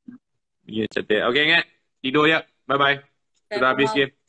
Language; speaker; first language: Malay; non-native, local second language; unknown